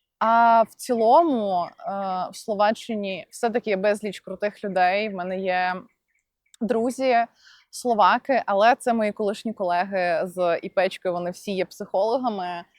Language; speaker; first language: Ukrainian; non-native, local second language; Russian